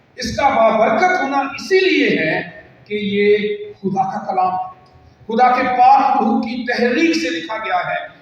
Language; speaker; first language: Urdu; non-native, local second language; Punjabi